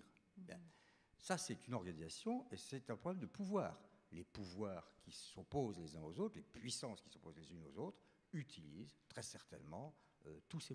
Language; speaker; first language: French; native; French